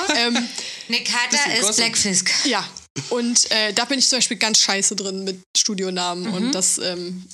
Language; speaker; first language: German; native; German